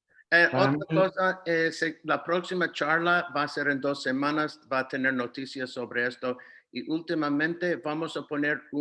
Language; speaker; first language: Spanish; non-native, fluent; English